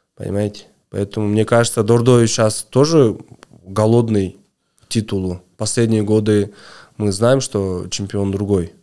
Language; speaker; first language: Russian; non-native, local second language; Kyrgyz